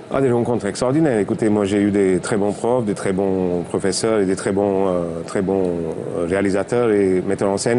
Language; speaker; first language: French; non-native, fluent; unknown